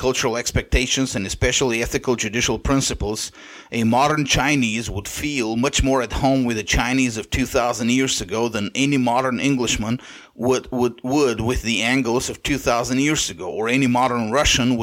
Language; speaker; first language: English; non-native, fluent; Bulgarian